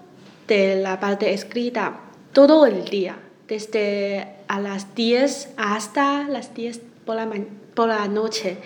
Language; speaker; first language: Spanish; non-native, learner; Chinese